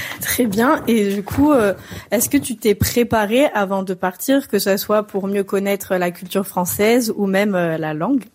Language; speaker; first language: French; native; French